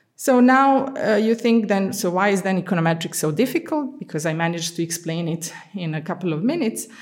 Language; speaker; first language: English; non-native, fluent; Serbian